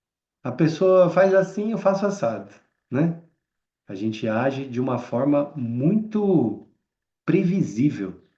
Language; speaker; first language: Portuguese; native; Portuguese